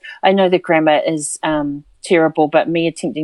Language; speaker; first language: English; native; English